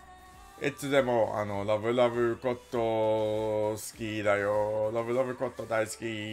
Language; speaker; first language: Japanese; non-native, learner; English